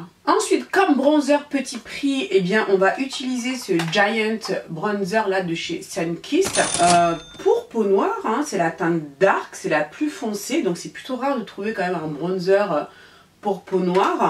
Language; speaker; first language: French; native; French